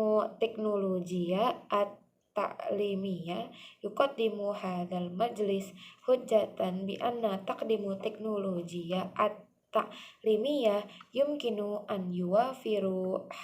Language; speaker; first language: Arabic; non-native, learner; Indonesian